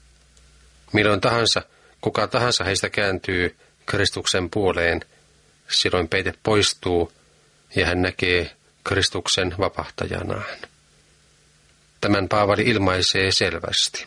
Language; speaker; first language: Finnish; native; Finnish